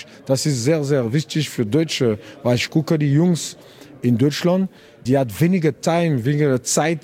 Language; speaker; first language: German; non-native, learner; French